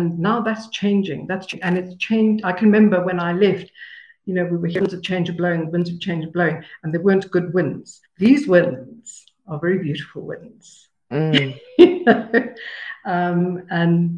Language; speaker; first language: English; native; English